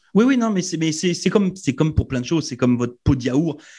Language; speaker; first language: French; native; French